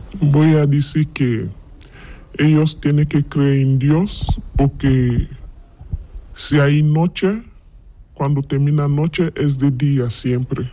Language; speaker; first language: Spanish; non-native, learner; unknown